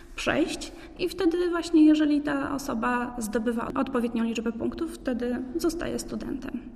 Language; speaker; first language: Polish; native; Polish